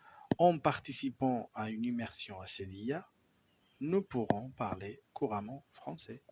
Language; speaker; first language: French; non-native, fluent; Spanish